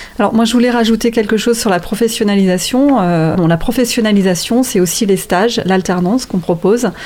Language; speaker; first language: French; native; French